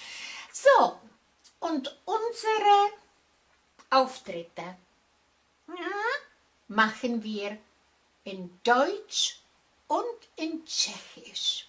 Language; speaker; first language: German; non-native, fluent; Czech